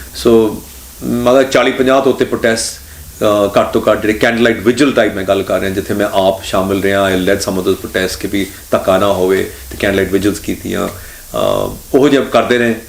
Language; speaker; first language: Punjabi; early bilingual, heritage; Punjabi